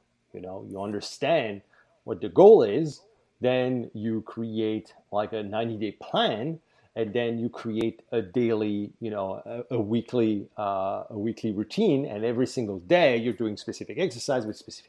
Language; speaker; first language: English; non-native, fluent; French